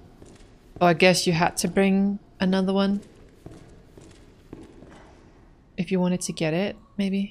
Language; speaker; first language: English; native; English